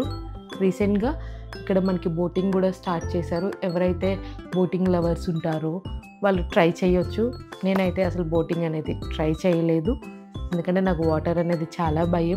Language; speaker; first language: Telugu; native; Telugu